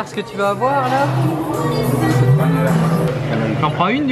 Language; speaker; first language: French; native; French